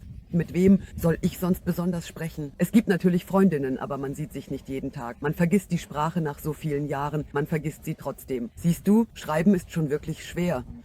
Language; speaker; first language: German; non-native, fluent; Russian